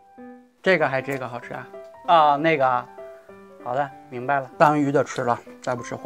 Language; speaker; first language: Chinese; native; Chinese